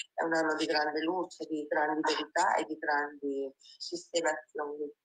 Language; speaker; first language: Italian; native; Italian